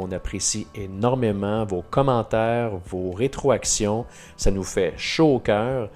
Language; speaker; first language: French; native; French